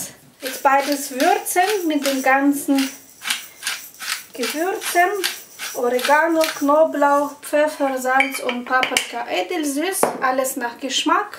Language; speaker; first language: German; non-native, fluent; Russian